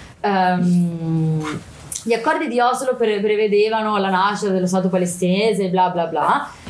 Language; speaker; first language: Italian; native; Italian